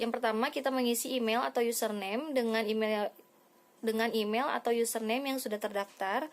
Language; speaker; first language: Indonesian; native; Indonesian